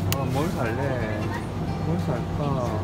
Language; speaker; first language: Korean; non-native, fluent; Japanese